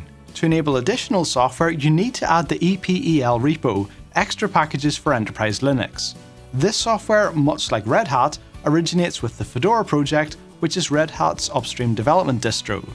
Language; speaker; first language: English; native; English